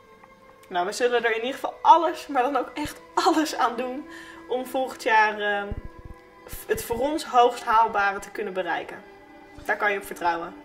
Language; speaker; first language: Dutch; native; Dutch